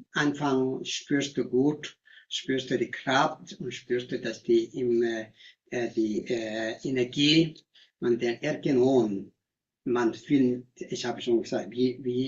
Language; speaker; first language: German; non-native, learner; Tibetan